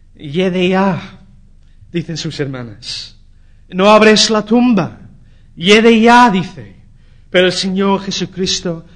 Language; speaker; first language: Spanish; non-native, fluent; English